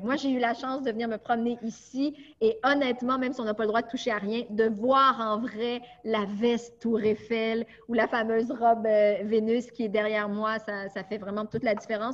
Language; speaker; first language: French; native; French